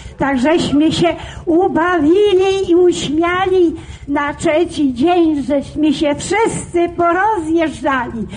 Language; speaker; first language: Polish; native; Polish